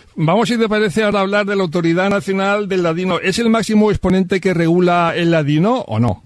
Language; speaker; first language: Spanish; native; Spanish